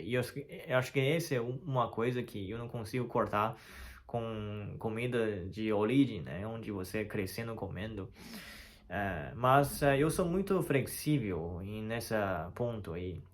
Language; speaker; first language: Portuguese; non-native, fluent; Chinese